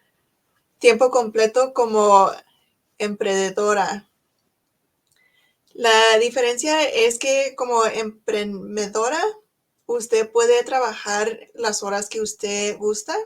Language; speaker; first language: Spanish; non-native, learner; English